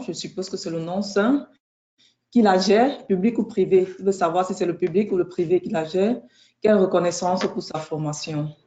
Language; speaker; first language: French; native; French